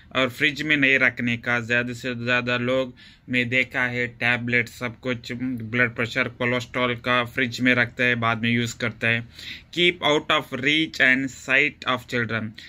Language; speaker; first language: Hindi; non-native, local second language; Kannada